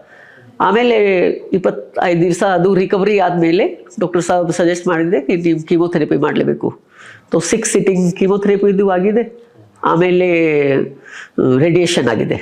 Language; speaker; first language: Kannada; non-native, local second language; Hindi